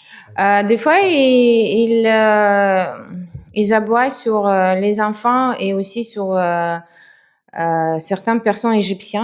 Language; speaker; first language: French; non-native, fluent; Russian